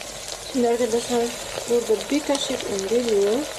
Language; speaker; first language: Turkish; non-native, learner; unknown